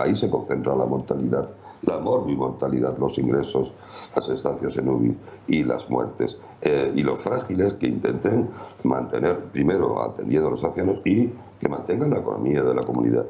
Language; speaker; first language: Spanish; native; Spanish